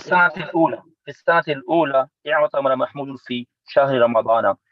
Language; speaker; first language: Arabic; non-native, learner; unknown